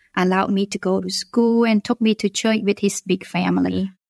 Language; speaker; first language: English; non-native, fluent; Khmer